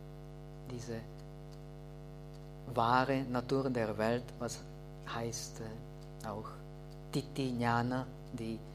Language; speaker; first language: German; non-native, fluent; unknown